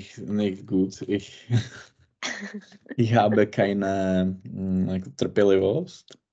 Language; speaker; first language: German; non-native, learner; Czech